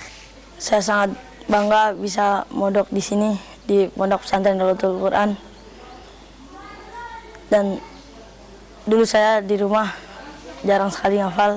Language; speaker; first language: Indonesian; non-native, local second language; Javanese